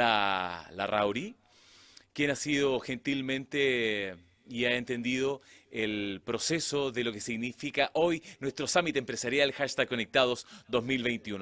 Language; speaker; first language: Spanish; native; Spanish